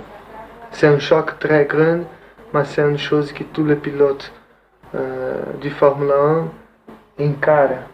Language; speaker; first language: French; non-native, learner; Portuguese